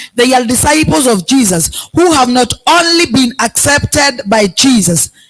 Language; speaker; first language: English; non-native, local second language; Swahili